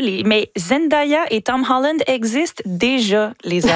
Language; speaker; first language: French; native; French